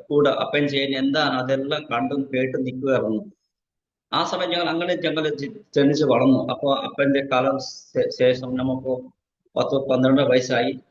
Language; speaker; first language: Malayalam; non-native, fluent; Nepali